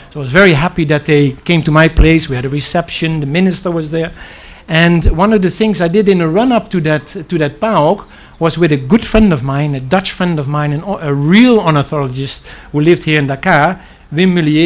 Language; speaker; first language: English; non-native, fluent; Dutch